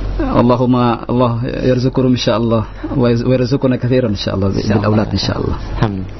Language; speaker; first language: Arabic; non-native, fluent; Indonesian